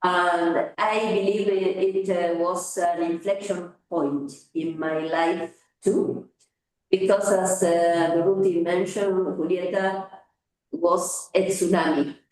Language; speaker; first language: English; non-native, fluent; Spanish